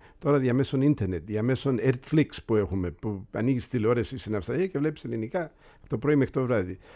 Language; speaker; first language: Greek; early bilingual, heritage; Greek